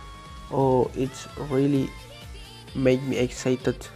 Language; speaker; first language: English; non-native, learner; Indonesian